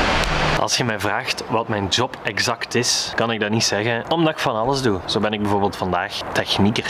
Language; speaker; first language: Dutch; native; Dutch